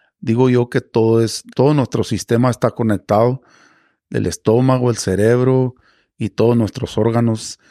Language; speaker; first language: Spanish; native; Spanish